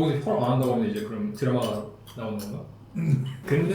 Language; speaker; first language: Korean; native; Korean